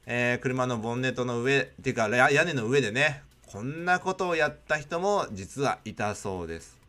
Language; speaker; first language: Japanese; native; Japanese